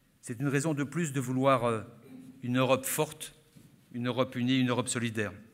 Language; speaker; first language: French; native; French